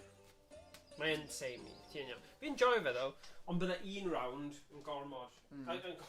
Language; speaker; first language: Welsh; native; Welsh